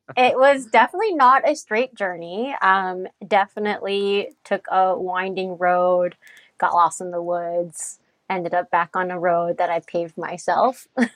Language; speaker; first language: English; native; English